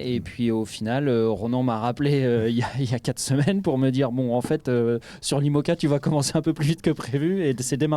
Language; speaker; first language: French; native; French